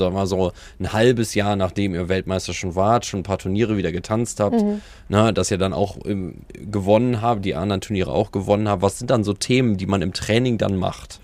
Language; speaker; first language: German; native; German